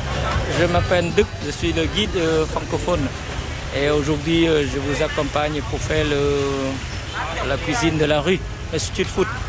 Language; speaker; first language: French; non-native, fluent; Vietnamese